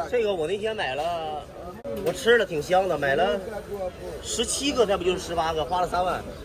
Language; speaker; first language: Chinese; native; Chinese